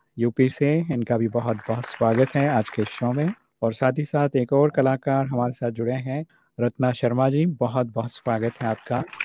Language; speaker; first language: Hindi; native; Hindi